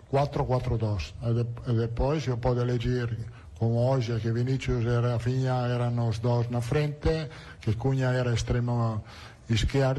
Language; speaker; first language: Portuguese; non-native, learner; Italian